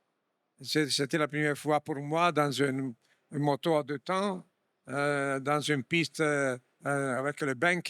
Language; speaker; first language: French; non-native, fluent; Italian